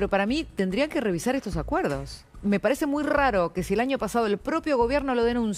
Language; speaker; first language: Spanish; native; Spanish